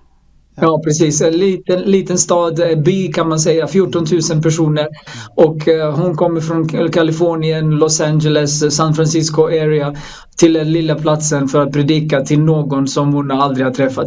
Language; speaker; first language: Swedish; non-native, fluent; Croatian